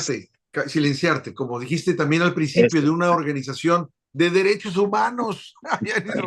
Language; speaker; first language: Spanish; native; Spanish